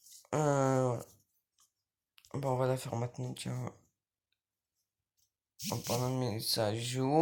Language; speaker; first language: French; native; French